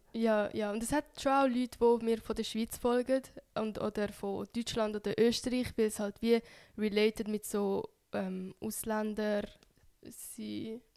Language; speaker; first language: German; early bilingual, other home language; Hungarian